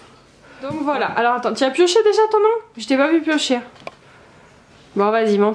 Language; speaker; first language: French; native; French